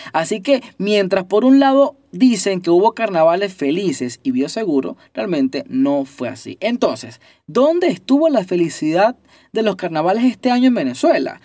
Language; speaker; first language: Spanish; native; Spanish